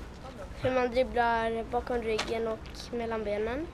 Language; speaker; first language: Swedish; native; Swedish